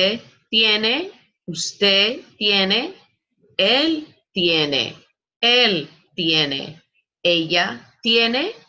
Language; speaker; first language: Spanish; non-native, fluent; English